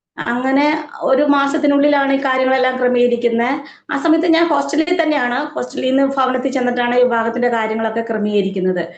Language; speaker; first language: Malayalam; native; Malayalam